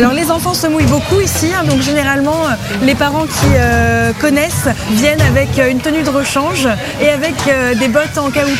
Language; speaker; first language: French; native; French